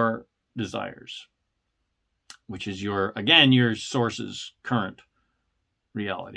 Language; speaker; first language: English; native; English